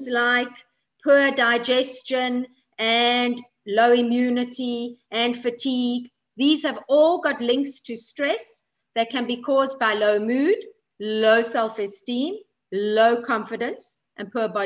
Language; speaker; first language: English; non-native, fluent; Polish